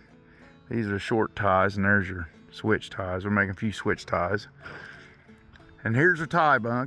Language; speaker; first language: English; native; English